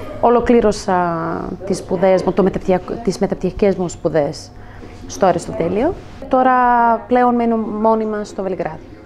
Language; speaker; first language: Greek; non-native, fluent; Serbian